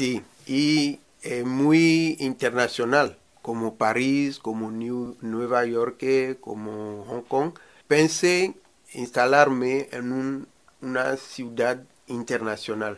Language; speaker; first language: Spanish; non-native, learner; Ewe